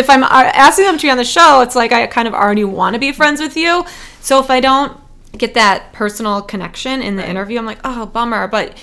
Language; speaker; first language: English; native; English